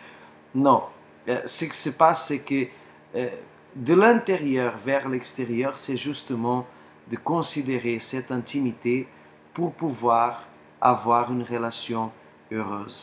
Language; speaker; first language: French; non-native, fluent; Portuguese